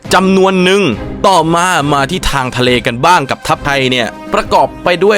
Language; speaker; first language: Thai; native; Thai